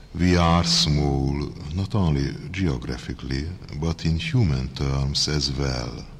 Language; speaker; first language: English; non-native, fluent; Hungarian